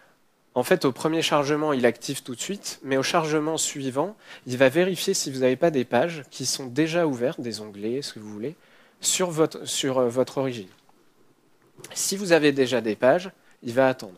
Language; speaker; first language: French; native; French